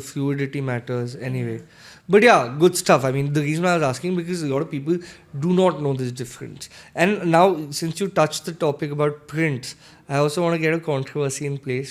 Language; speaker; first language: English; non-native, local second language; Hindi